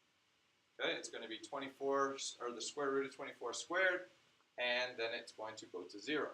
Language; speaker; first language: English; native; English